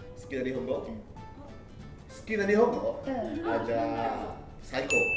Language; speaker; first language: Japanese; non-native, fluent; Indonesian